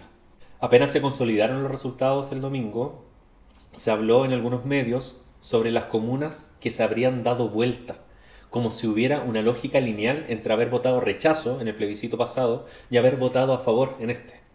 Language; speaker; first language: Spanish; native; Spanish